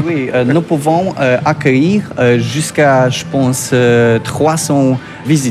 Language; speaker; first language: French; non-native, learner; Polish